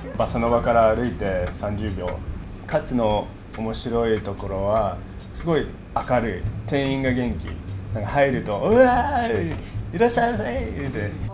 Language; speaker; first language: Japanese; early bilingual, heritage; English